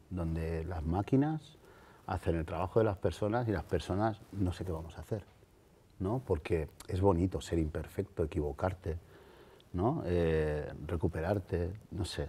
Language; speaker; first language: Spanish; native; Spanish